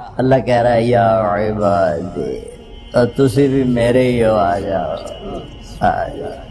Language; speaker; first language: Urdu; non-native, local second language; Punjabi